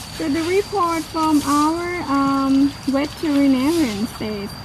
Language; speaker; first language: English; non-native, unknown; Thai